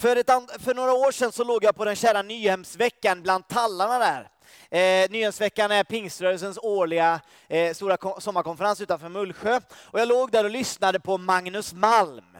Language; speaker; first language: Swedish; native; Swedish